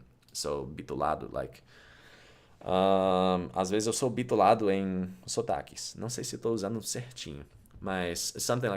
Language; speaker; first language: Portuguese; non-native, fluent; English